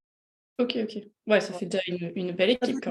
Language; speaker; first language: French; native; French